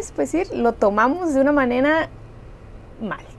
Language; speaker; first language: Spanish; native; Spanish